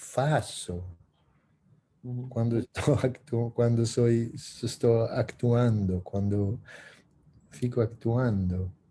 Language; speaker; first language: Portuguese; non-native, fluent; Spanish